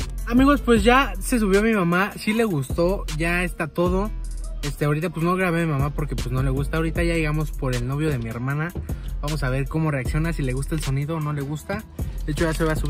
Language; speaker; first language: Spanish; native; Spanish